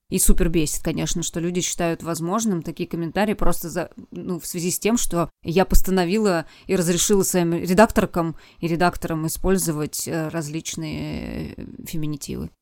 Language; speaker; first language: Russian; native; Russian